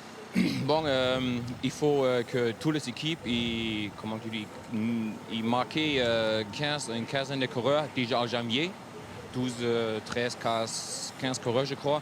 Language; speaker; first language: French; non-native, fluent; German